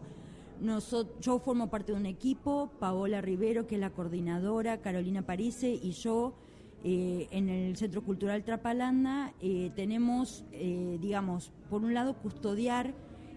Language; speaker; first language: Spanish; native; Spanish